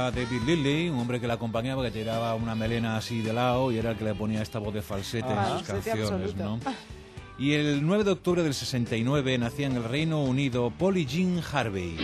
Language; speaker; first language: Spanish; native; Spanish